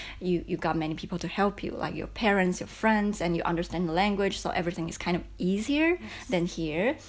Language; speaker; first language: English; non-native, fluent; Chinese